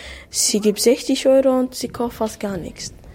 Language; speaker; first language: German; early bilingual, other home language; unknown